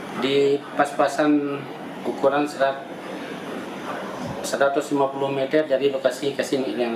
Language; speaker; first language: Indonesian; non-native, local second language; Achinese